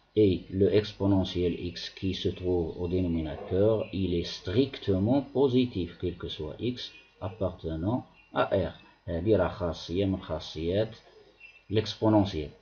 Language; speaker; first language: French; non-native, local second language; Arabic